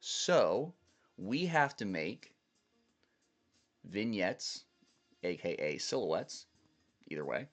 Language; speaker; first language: English; native; English